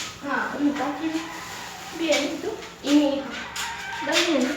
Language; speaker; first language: Spanish; non-native, learner; Haitian Creole